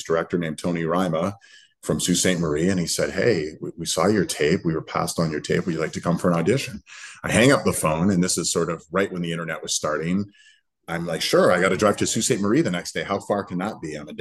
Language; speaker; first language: English; native; English